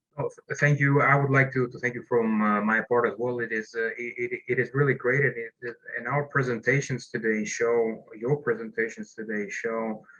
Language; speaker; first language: English; non-native, fluent; Greek